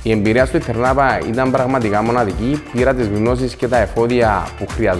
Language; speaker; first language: Greek; native; Greek